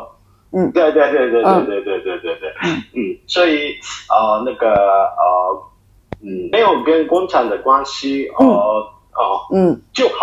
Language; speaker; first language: Chinese; non-native, fluent; Japanese